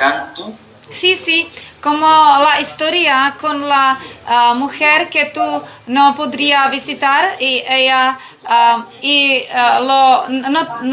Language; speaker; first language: Spanish; non-native, learner; Czech